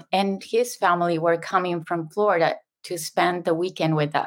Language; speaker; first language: English; non-native, fluent; Spanish